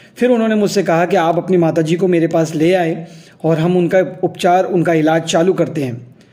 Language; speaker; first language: Hindi; non-native, local second language; Urdu